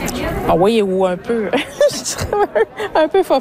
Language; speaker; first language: French; native; French